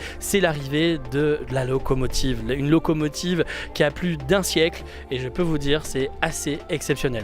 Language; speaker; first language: French; native; French